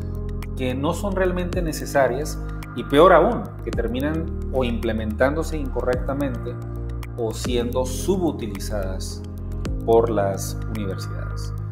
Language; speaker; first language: Spanish; native; Spanish